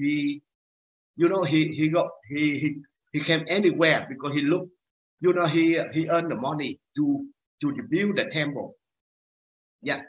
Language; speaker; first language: English; non-native, learner; Vietnamese